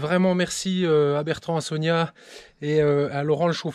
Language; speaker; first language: French; native; French